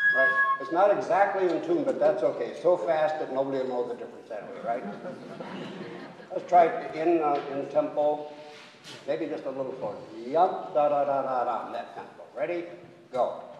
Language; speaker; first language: English; native; English